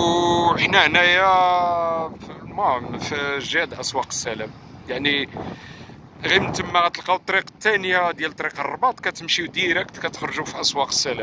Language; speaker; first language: Arabic; native; Arabic